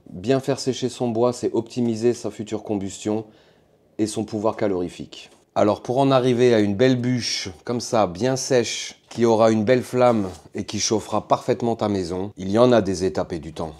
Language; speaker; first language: French; native; French